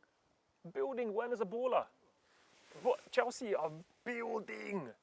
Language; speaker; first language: English; early bilingual, other home language; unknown